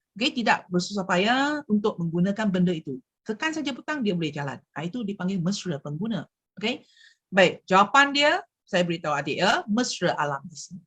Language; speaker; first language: Malay; non-native, local second language; Chinese